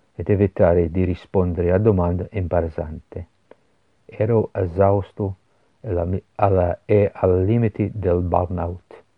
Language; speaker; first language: Italian; non-native, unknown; English